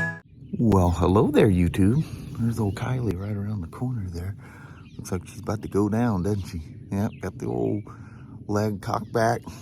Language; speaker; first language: English; native; English